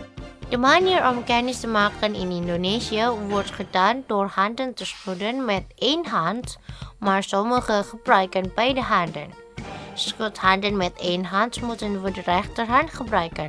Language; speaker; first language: Dutch; non-native, fluent; Indonesian